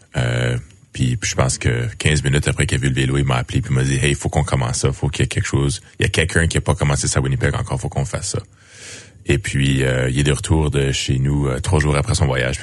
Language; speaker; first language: French; native; French